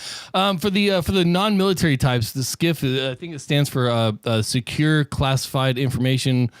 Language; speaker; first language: English; native; English